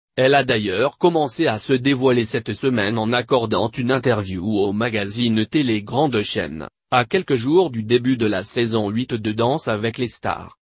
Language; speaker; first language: French; native; French